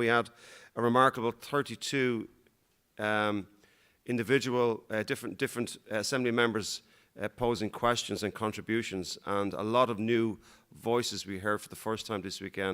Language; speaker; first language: English; native; English